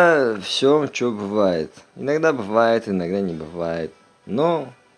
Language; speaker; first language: Russian; non-native, local second language; Uzbek